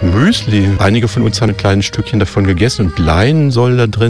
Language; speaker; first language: German; native; German